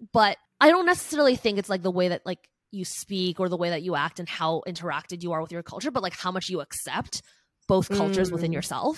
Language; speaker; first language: English; early bilingual, other home language; Chinese